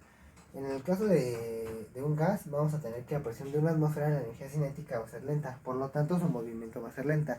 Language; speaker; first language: Spanish; native; Spanish